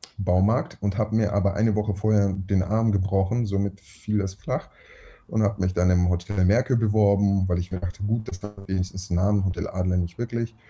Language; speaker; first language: German; early bilingual, other home language; Russian